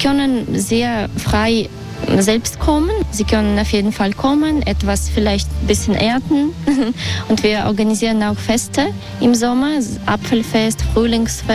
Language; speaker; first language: German; non-native, fluent; Russian